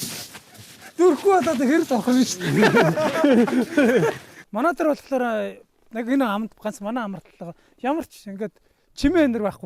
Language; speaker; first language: Mongolian; native; Mongolian